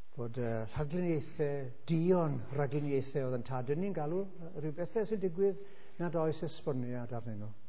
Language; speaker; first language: Welsh; native; Welsh